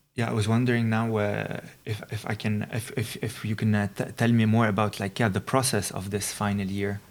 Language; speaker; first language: English; non-native, fluent; Arabic